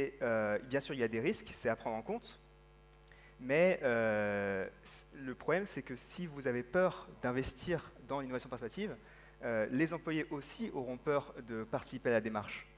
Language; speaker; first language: French; native; French